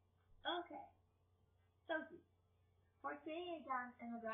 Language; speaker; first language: Spanish; non-native, learner; English